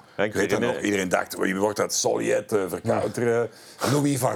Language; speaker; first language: Dutch; native; Dutch